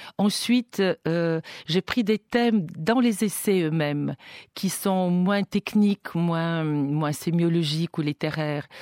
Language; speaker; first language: French; non-native, fluent; Bulgarian